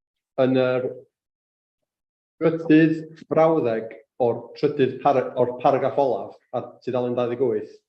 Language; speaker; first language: Welsh; native; Welsh